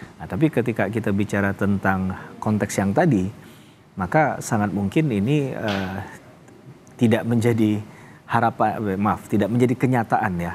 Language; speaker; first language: Indonesian; native; Indonesian